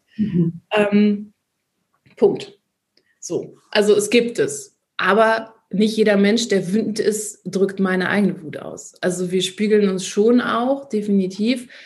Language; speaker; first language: German; native; German